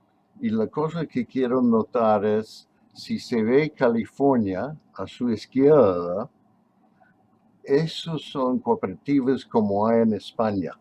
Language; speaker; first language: Spanish; non-native, fluent; English